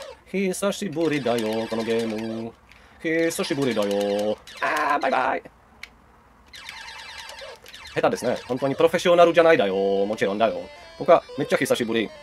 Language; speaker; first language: Japanese; non-native, learner; Czech